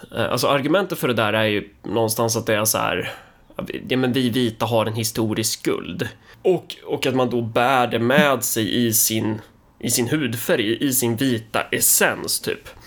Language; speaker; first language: Swedish; native; Swedish